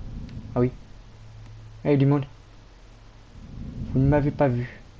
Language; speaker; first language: French; native; French